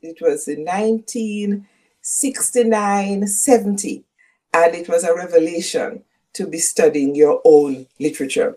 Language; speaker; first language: English; non-native, local second language; Jamaican Creole English